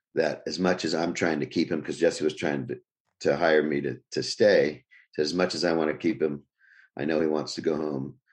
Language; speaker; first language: English; native; English